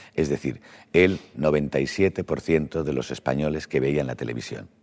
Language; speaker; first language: Spanish; native; Spanish